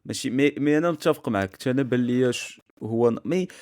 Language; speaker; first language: Arabic; native; Arabic